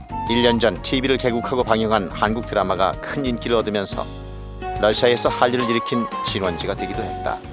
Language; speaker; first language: Korean; native; Korean